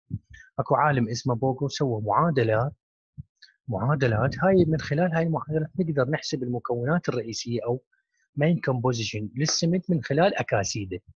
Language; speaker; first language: Arabic; native; Arabic